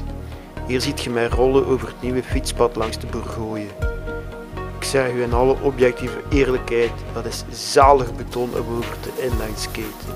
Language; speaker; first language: Dutch; native; Dutch